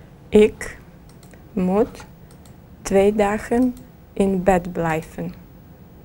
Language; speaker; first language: Dutch; non-native, learner; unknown